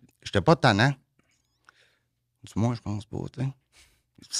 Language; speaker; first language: French; native; French